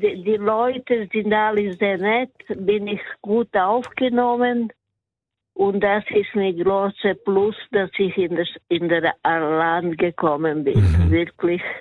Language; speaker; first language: German; non-native, learner; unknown